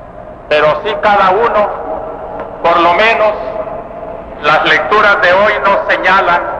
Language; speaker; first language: Spanish; native; Spanish